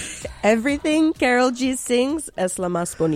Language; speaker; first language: Spanish; non-native, local second language; English